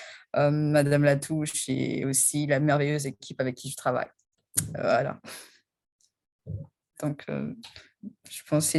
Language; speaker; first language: French; non-native, local second language; Rundi